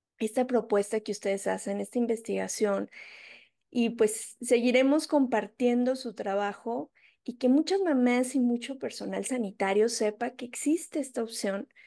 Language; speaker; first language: Spanish; native; Spanish